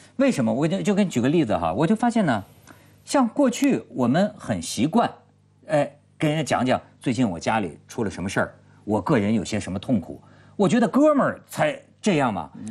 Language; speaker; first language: Chinese; native; Chinese